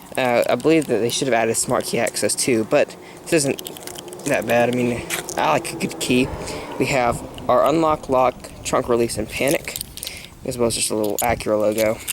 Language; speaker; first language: English; native; English